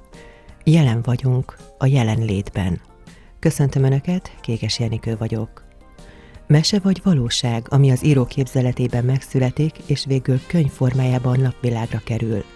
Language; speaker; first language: Hungarian; native; Hungarian